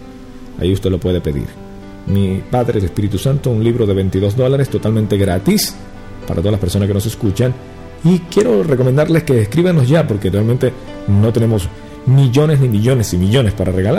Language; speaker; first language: Spanish; native; Spanish